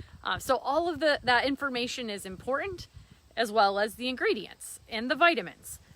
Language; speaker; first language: English; native; English